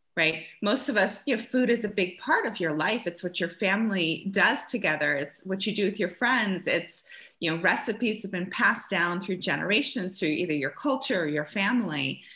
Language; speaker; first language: English; early bilingual, other home language; German